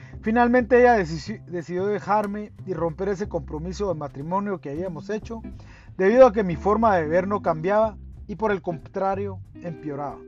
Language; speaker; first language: Spanish; native; Spanish